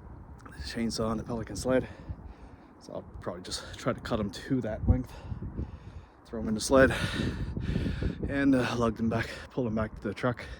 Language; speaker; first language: English; native; English